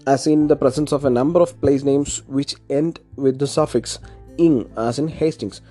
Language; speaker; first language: English; non-native, local second language; Malayalam